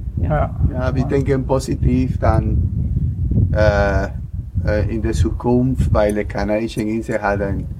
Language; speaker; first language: German; non-native, learner; Spanish